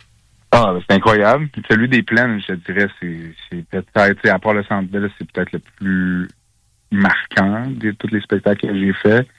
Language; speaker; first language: French; native; French